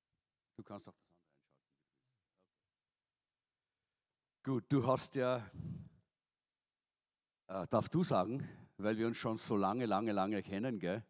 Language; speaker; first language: German; native; German